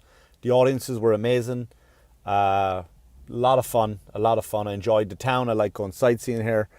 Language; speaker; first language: English; native; English